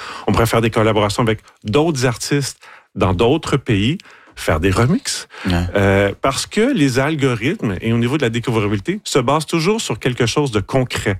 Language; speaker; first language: French; native; French